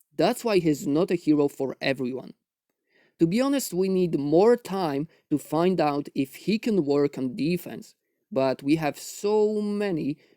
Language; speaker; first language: English; non-native, fluent; Polish